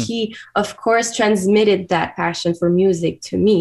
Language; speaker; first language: English; non-native, fluent; French